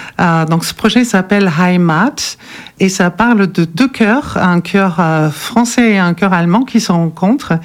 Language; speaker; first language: French; non-native, fluent; German